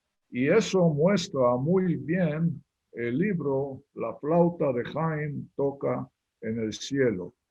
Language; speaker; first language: Spanish; non-native, fluent; Hebrew